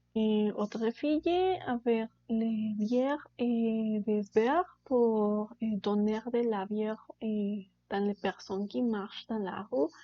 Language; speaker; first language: French; non-native, learner; Spanish